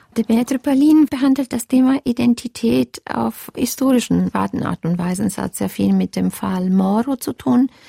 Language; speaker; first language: German; non-native, fluent; Italian